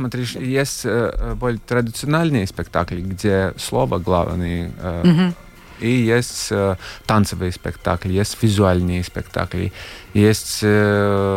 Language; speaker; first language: Russian; non-native, local second language; Latvian